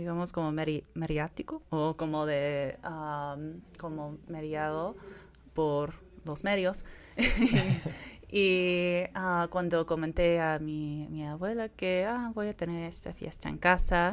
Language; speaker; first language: Spanish; non-native, fluent; English